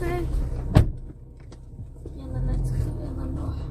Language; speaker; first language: Arabic; native; Arabic